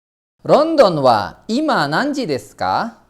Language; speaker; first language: Japanese; non-native, fluent; Indonesian